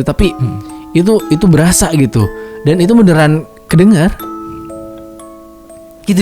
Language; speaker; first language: Indonesian; native; Indonesian